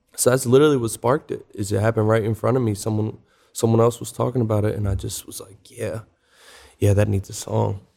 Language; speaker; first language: English; native; English